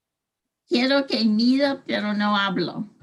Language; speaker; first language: Spanish; early bilingual, heritage; English